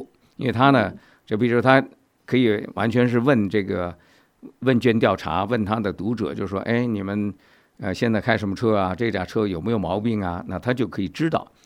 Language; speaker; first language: Chinese; native; Chinese